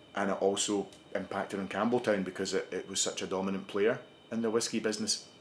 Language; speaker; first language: English; native; English